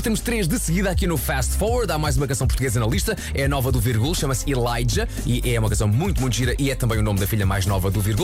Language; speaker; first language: Portuguese; native; Portuguese